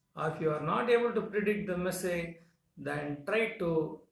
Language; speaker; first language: English; non-native, local second language; Tamil